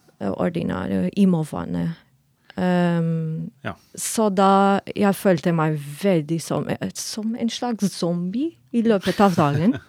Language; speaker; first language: Norwegian; non-native, fluent; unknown